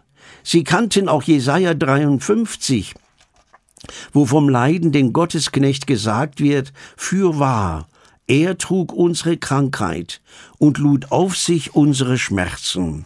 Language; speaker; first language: German; native; German